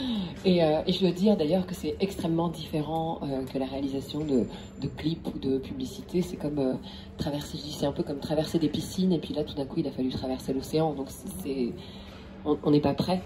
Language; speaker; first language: French; native; French